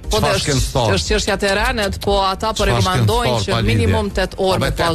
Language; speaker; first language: Albanian; native; Albanian